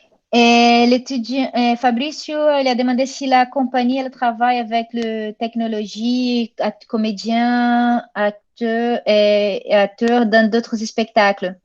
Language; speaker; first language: French; non-native, fluent; Portuguese